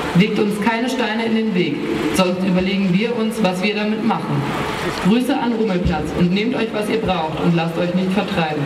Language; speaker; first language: German; native; German